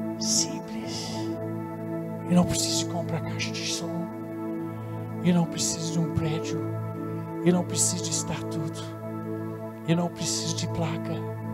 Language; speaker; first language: Portuguese; non-native, fluent; English